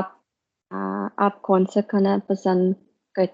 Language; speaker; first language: Hindi; non-native, learner; English